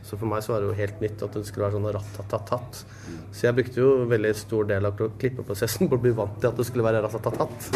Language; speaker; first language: Norwegian; native; Norwegian